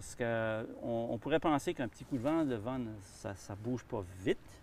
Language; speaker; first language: French; native; French